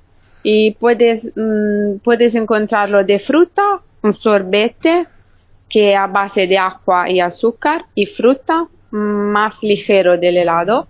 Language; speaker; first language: Spanish; non-native, fluent; Italian